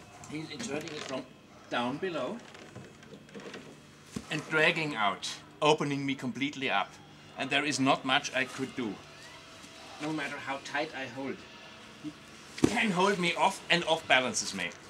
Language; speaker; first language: English; non-native, fluent; German